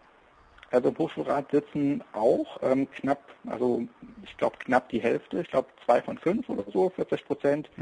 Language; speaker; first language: German; native; German